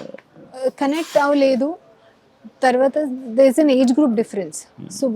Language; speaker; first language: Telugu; non-native, learner; Hindi